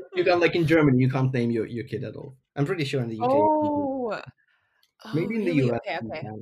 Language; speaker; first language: English; non-native, fluent; Ukrainian